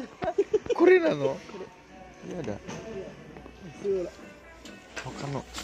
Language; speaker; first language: Japanese; non-native, learner; Indonesian